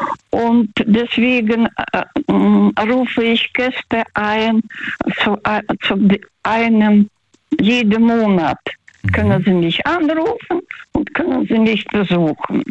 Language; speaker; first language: German; early bilingual, other home language; Russian